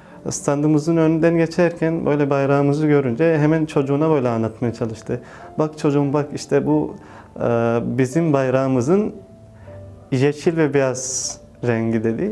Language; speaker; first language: Turkish; non-native, fluent; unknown